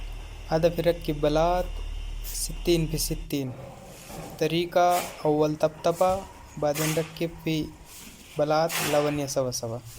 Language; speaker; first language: Arabic; non-native, local second language; Hindi